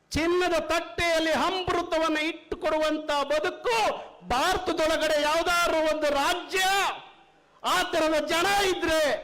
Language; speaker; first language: Kannada; native; Kannada